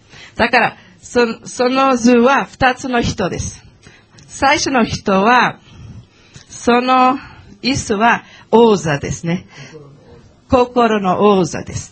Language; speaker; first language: Japanese; non-native, learner; English